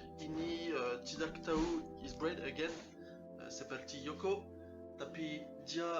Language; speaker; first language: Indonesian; non-native, learner; French